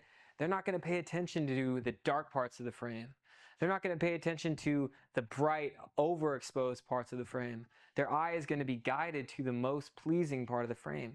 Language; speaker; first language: English; native; English